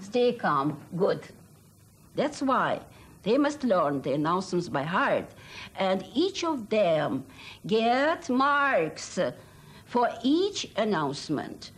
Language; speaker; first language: English; non-native, fluent; Russian